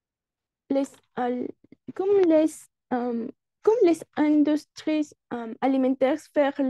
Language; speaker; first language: French; non-native, learner; Spanish